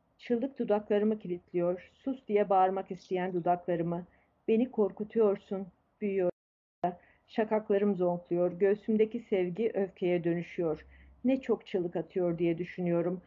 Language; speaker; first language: Turkish; native; Turkish